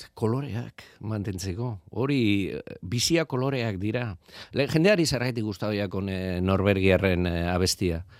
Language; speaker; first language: Basque; non-native, local second language; Spanish